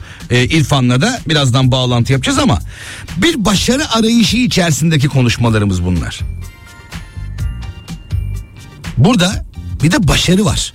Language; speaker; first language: Turkish; native; Turkish